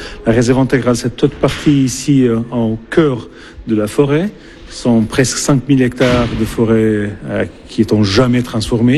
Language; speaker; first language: French; non-native, fluent; Portuguese